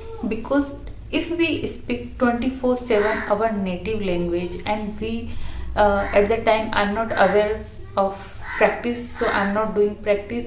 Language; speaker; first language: English; non-native, learner; Hindi